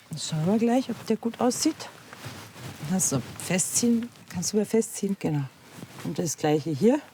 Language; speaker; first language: German; native; German